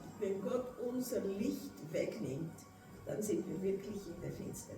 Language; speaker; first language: German; non-native, fluent; Portuguese